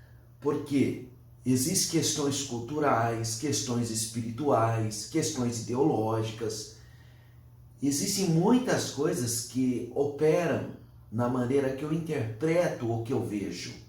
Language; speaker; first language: Portuguese; native; Portuguese